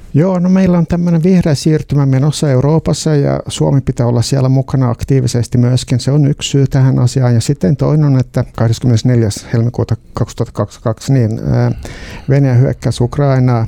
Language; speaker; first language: Finnish; non-native, local second language; Swedish